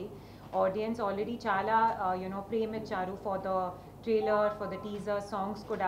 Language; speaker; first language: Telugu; non-native, learner; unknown